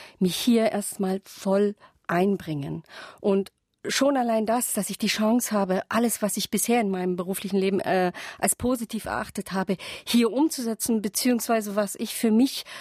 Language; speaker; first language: German; non-native, local second language; Upper Sorbian